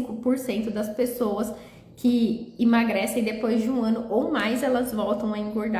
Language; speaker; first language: Portuguese; native; Portuguese